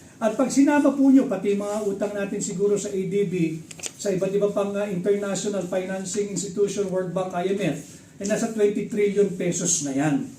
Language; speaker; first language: Filipino; native; Filipino